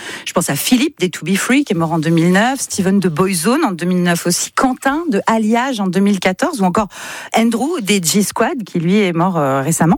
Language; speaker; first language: French; native; French